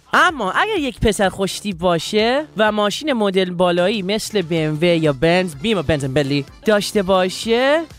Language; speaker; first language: Persian; non-native, learner; English